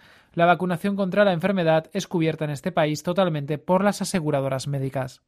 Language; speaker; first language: Spanish; native; Spanish